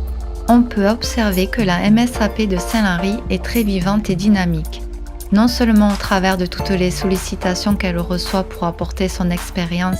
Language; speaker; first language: French; native; French